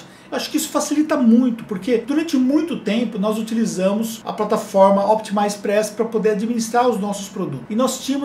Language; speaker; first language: Portuguese; native; Portuguese